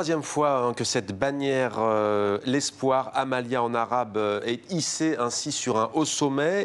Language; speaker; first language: French; native; French